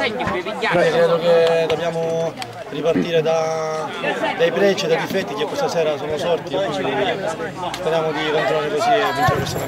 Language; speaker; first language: Italian; native; Italian